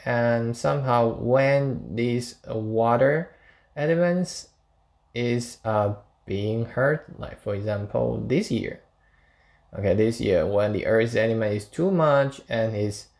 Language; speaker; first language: English; non-native, fluent; Chinese